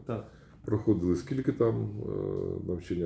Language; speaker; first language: Ukrainian; native; Ukrainian